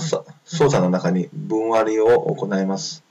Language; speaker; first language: Japanese; non-native, fluent; Chinese